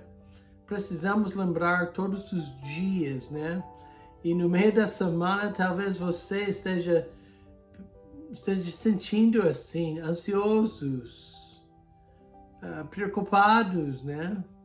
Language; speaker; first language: Portuguese; non-native, fluent; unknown